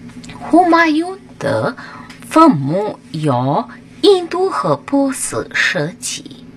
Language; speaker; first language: Chinese; non-native, fluent; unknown